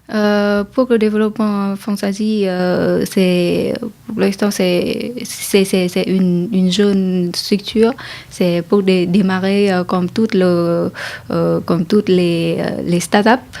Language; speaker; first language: French; non-native, learner; Vietnamese